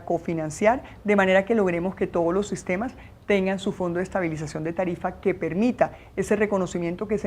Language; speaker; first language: Spanish; native; Spanish